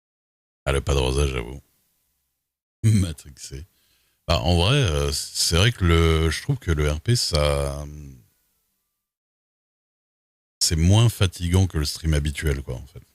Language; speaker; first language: French; native; French